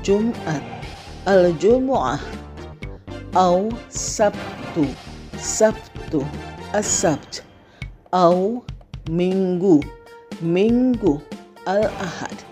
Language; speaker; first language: Arabic; non-native, fluent; Indonesian